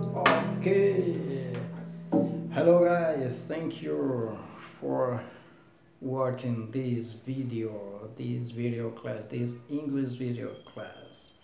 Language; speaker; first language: English; non-native, learner; Portuguese